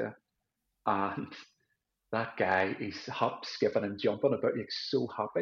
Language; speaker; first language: English; native; English